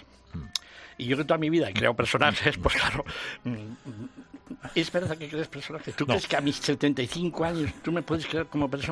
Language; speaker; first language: Spanish; native; Spanish